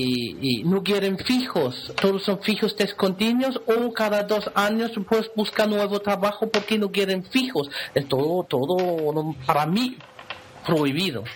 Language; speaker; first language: Spanish; non-native, fluent; German